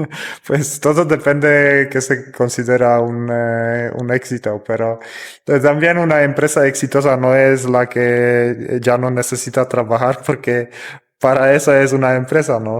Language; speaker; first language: Spanish; non-native, fluent; Polish